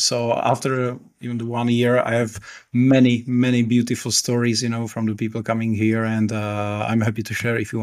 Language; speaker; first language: English; non-native, fluent; Czech